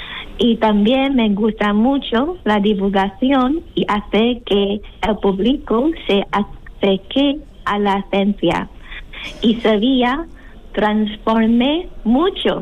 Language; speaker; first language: Spanish; non-native, learner; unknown